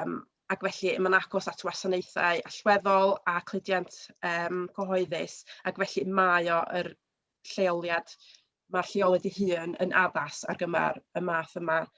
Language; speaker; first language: Welsh; native; Welsh